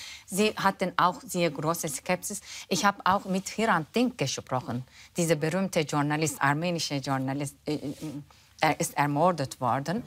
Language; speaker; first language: German; non-native, fluent; Turkish